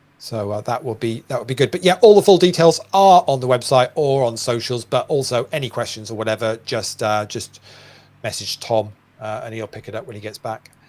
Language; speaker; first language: English; native; English